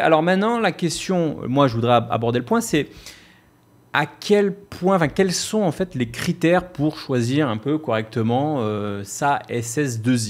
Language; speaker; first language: French; native; French